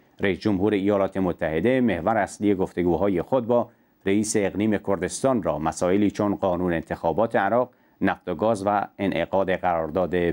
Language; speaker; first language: Persian; non-native, local second language; Central Kurdish